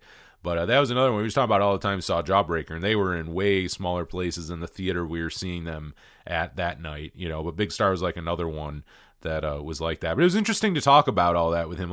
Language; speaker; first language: English; native; English